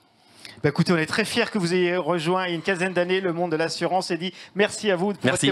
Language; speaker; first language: French; native; French